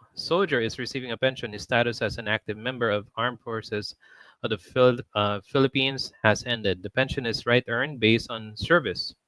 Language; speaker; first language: English; non-native, local second language; Filipino